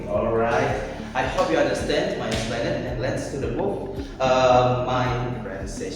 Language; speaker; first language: English; non-native, learner; Indonesian